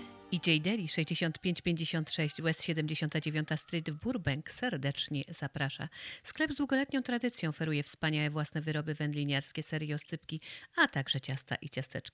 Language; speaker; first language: Polish; native; Polish